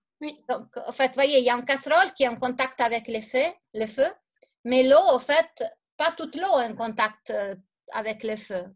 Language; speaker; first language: French; non-native, fluent; Italian